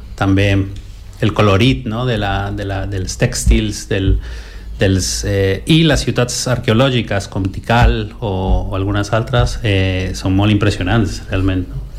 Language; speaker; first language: Catalan; non-native, fluent; Spanish